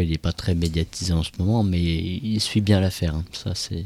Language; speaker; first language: French; native; French